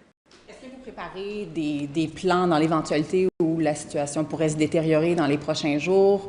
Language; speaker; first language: French; native; French